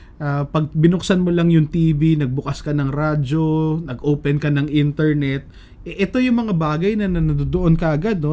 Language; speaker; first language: Filipino; native; Filipino